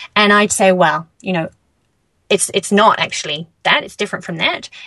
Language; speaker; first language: English; native; English